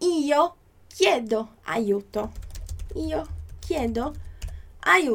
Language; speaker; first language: Italian; non-native, fluent; Portuguese